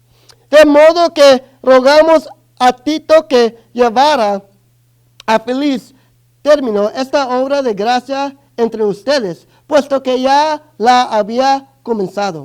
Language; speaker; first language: Spanish; early bilingual, other home language; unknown